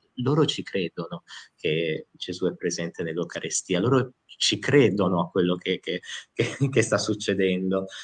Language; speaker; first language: Italian; native; Italian